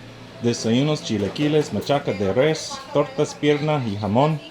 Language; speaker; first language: Spanish; non-native, learner; English